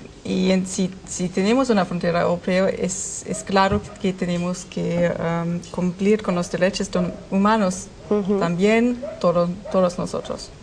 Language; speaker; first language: Spanish; non-native, learner; German